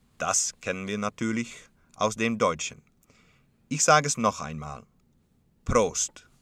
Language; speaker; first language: German; native; German